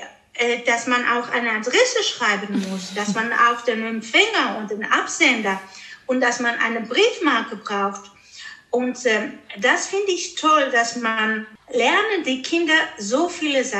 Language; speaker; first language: German; early bilingual, other home language; Greek